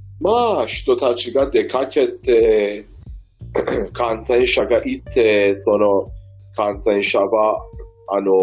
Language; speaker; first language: Japanese; non-native, learner; Persian